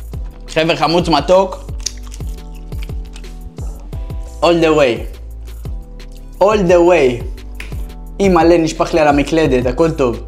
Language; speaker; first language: Hebrew; native; Hebrew